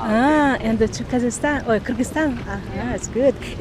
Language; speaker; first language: English; non-native, learner; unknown